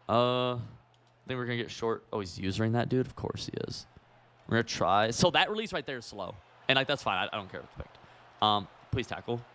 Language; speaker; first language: English; native; English